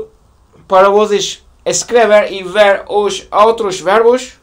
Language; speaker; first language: Portuguese; non-native, learner; Turkish